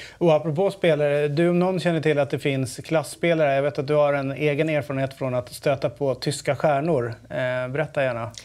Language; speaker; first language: Swedish; native; Swedish